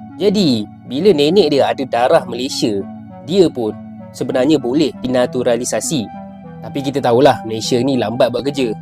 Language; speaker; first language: Malay; native; Malay